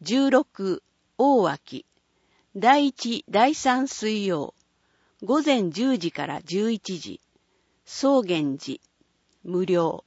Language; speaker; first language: Japanese; native; Japanese